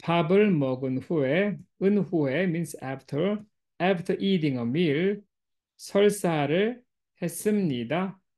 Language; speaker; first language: Korean; non-native, fluent; English